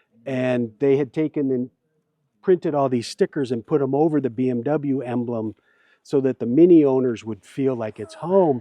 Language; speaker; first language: English; native; English